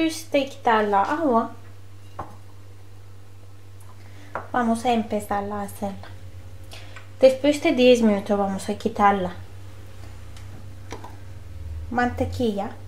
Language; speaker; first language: Spanish; non-native, learner; Turkish